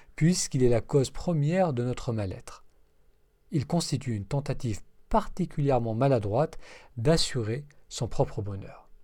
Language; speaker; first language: French; non-native, local second language; Arabic